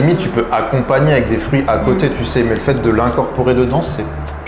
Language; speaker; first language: French; native; French